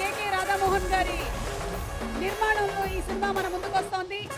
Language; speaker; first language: Telugu; native; Telugu